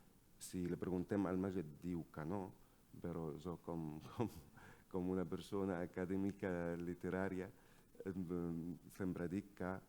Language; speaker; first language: Catalan; non-native, fluent; Arabic